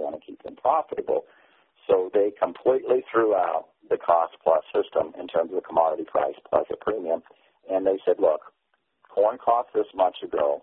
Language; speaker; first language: English; native; English